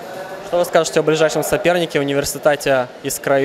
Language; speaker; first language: Russian; native; Russian